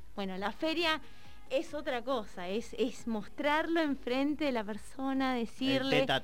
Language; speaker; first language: Spanish; native; Spanish